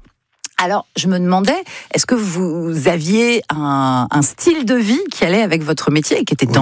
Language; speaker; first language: French; native; French